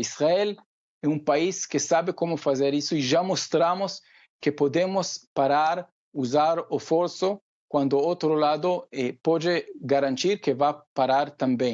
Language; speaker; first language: Portuguese; non-native, fluent; Hebrew